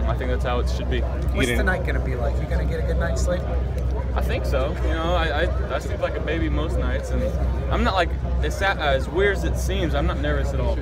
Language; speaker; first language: English; native; English